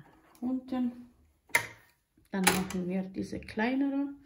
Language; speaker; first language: German; non-native, learner; Croatian